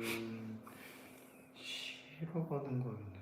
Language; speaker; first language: Korean; native; Korean